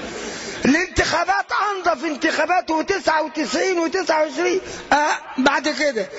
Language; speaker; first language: Arabic; native; Arabic